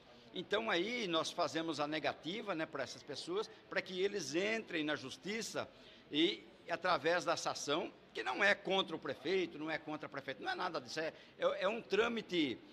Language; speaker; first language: Portuguese; native; Portuguese